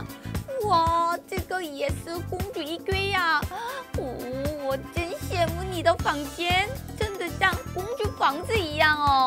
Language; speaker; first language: Chinese; non-native, fluent; Korean